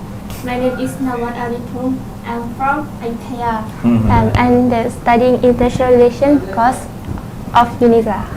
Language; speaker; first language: English; non-native, learner; Thai